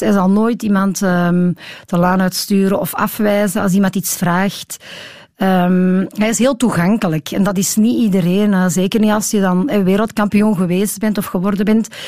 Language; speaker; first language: Dutch; native; Dutch